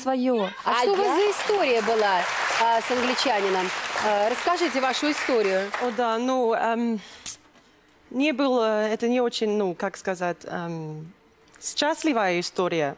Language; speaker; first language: Russian; non-native, learner; English